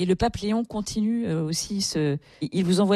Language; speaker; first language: French; native; French